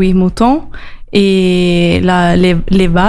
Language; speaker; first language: French; non-native, learner; Italian